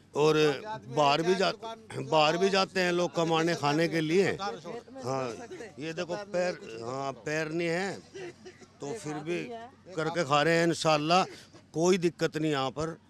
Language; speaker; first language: Hindi; native; Hindi